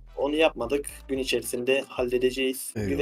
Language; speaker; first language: Turkish; native; Turkish